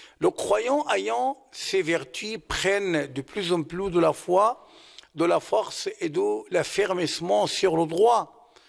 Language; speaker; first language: French; non-native, fluent; Arabic